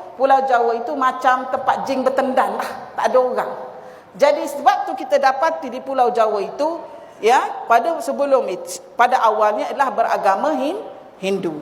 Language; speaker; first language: Malay; native; Malay